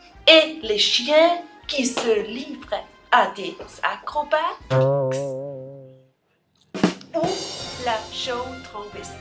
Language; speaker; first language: French; non-native, learner; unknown